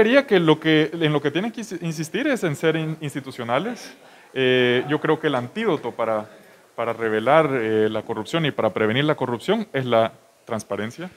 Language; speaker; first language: Spanish; native; Spanish